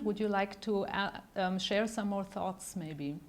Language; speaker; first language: English; non-native, fluent; German